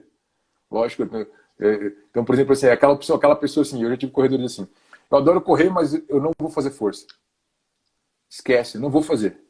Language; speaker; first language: Portuguese; native; Portuguese